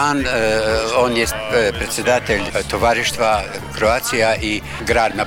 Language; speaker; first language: Polish; non-native, learner; Croatian